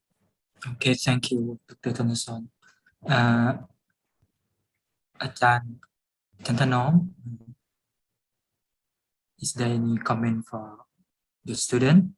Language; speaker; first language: English; non-native, fluent; Lao